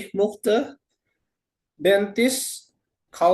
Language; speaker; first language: German; non-native, fluent; Indonesian